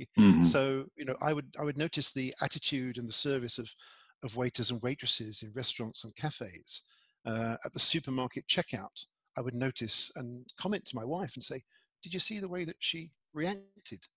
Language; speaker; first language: English; native; English